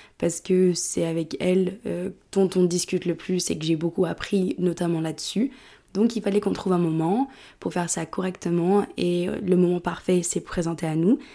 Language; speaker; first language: French; native; French